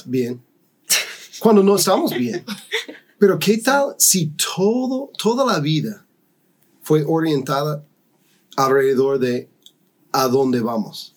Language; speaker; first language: Spanish; non-native, fluent; English